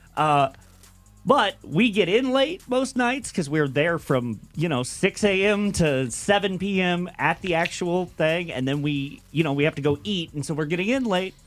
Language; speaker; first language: English; native; English